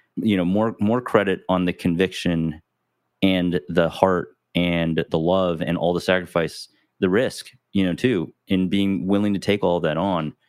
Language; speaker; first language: English; native; English